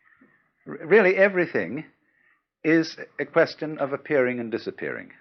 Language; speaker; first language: English; native; English